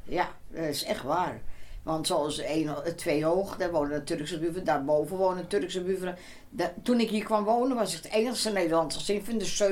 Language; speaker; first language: Dutch; native; Dutch